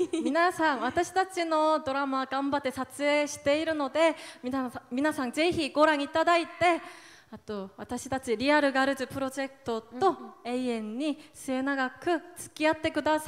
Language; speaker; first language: Japanese; non-native, fluent; Korean